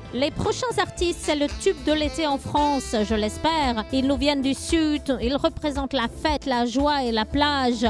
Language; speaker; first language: French; native; French